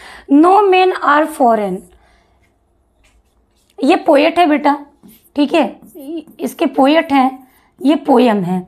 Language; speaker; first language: Hindi; native; Hindi